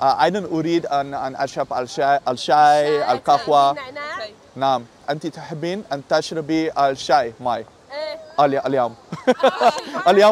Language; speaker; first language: Arabic; non-native, learner; Dutch